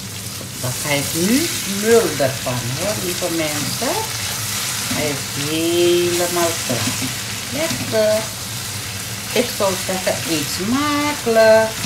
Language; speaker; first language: Dutch; non-native, local second language; Caribbean Hindustani